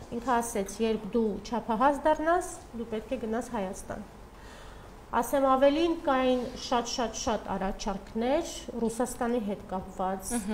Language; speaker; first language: Armenian; early bilingual, heritage; Armenian